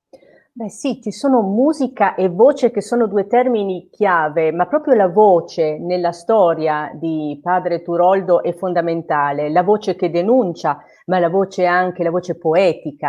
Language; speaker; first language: Italian; native; Italian